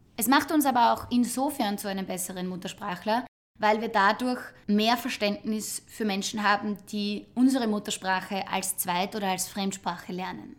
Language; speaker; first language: German; native; German